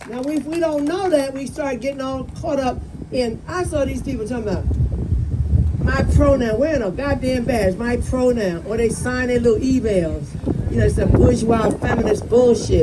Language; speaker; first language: English; native; English